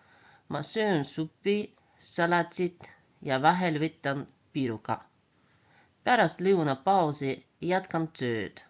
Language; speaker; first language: Estonian; non-native, local second language; Russian